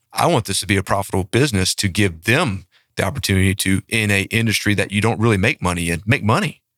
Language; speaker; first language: English; native; English